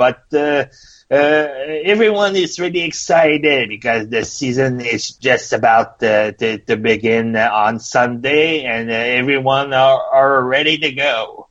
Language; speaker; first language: English; non-native, fluent; French